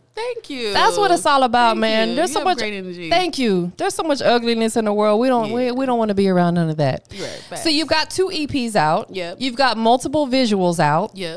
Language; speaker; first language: English; native; English